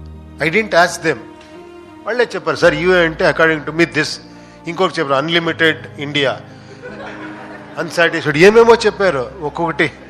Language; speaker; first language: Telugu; non-native, fluent; Kannada